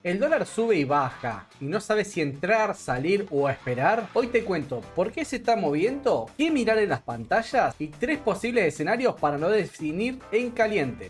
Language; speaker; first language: Spanish; native; Spanish